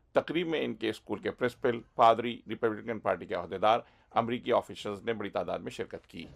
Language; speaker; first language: Urdu; native; Urdu